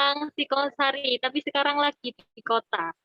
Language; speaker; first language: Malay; non-native, local second language; Madurese